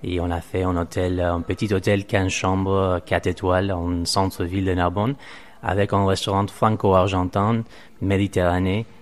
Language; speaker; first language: French; non-native, fluent; Spanish